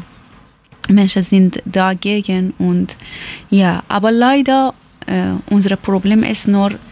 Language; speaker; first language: German; non-native, learner; Persian